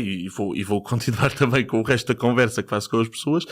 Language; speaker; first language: Portuguese; native; Portuguese